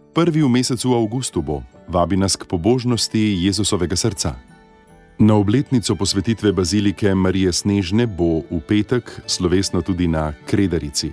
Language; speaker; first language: Slovenian; native; Slovenian